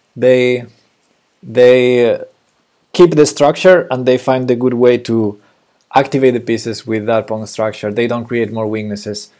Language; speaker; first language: English; non-native, fluent; Spanish